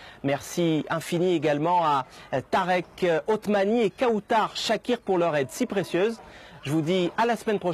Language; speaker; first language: French; native; French